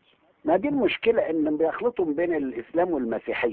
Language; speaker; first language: Arabic; native; Arabic